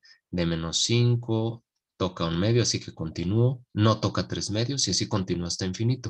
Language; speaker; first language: Spanish; native; Spanish